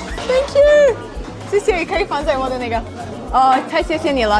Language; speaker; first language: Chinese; non-native, fluent; English